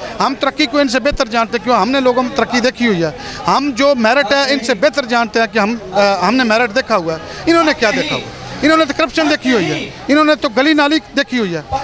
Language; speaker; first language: Urdu; non-native, local second language; Punjabi